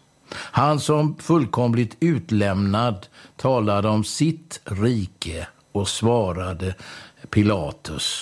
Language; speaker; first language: Swedish; native; Swedish